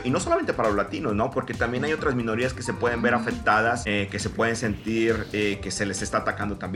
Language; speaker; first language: Spanish; native; Spanish